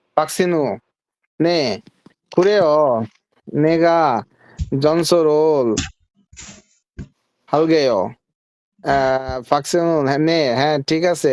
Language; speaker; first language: Korean; non-native, learner; Bangla